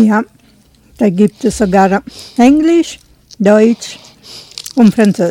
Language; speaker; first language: German; non-native, learner; Italian